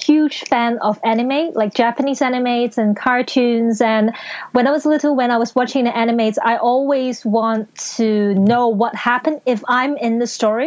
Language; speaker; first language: English; non-native, local second language; Cantonese